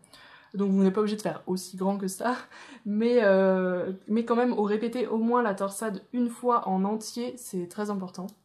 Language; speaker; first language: French; native; French